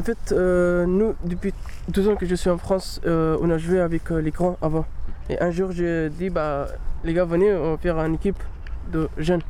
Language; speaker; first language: French; non-native, learner; Pashto